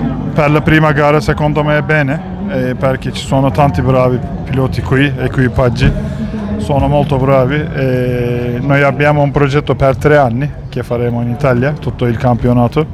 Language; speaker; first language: Italian; non-native, learner; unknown